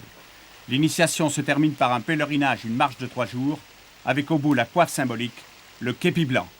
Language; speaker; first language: French; native; French